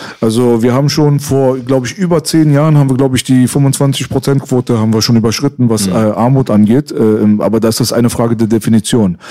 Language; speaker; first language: German; early bilingual, other home language; Persian